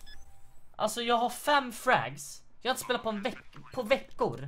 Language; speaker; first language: Swedish; native; Swedish